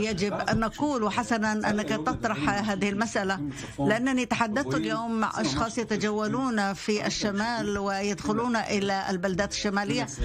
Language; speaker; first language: Arabic; non-native, fluent; Hebrew